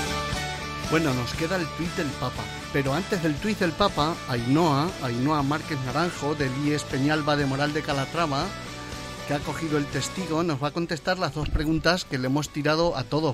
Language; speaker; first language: Spanish; native; Spanish